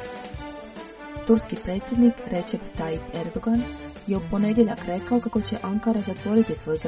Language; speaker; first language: Croatian; native; Croatian